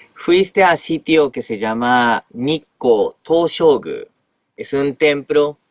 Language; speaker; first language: Spanish; non-native, fluent; Japanese